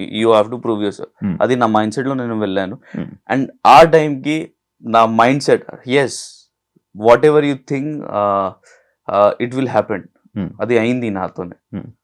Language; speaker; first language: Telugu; non-native, learner; Hindi